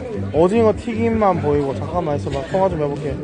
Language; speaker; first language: Korean; native; Korean